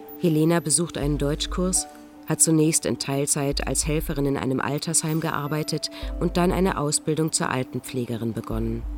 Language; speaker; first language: German; native; German